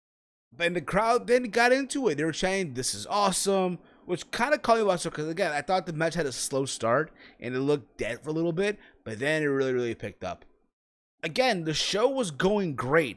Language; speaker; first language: English; native; English